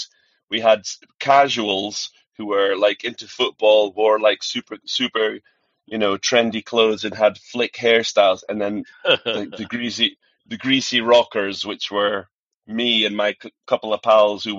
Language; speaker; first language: English; native; English